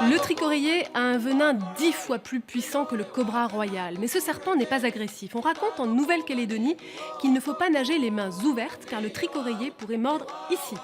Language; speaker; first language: French; native; French